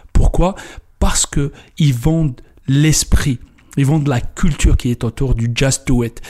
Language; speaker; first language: French; non-native, local second language; Kabyle